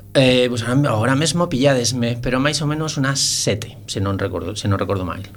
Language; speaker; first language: Galician; non-native, local second language; Spanish